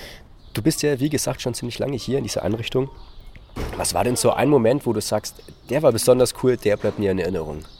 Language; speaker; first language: German; native; German